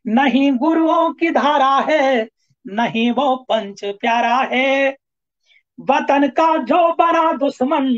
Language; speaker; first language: Hindi; native; Hindi